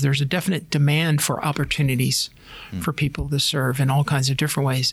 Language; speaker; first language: English; native; English